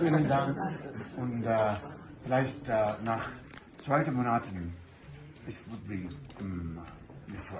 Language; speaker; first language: German; non-native, learner; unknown